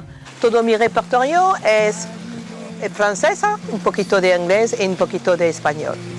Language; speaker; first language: Spanish; non-native, learner; French